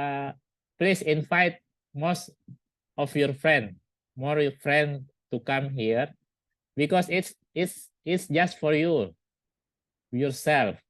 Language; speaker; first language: English; non-native, learner; Indonesian